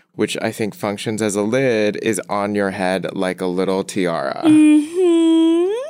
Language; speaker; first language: English; early bilingual, other home language; Korean